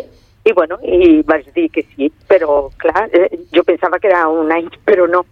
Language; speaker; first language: Catalan; non-native, local second language; Spanish